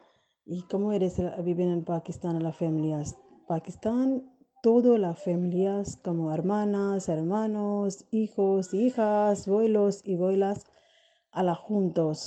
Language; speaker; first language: Spanish; non-native, learner; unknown